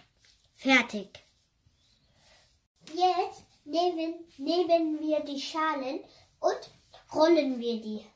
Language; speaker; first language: German; non-native, fluent; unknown